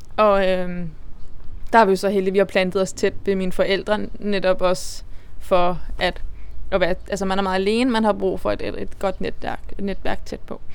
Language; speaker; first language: Danish; native; Danish